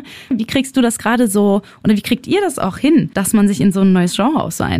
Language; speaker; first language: German; native; German